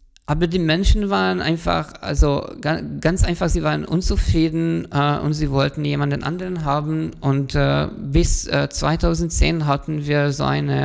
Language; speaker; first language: German; non-native, fluent; Hungarian